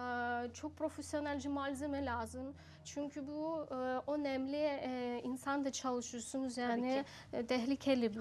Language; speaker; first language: Turkish; non-native, learner; Russian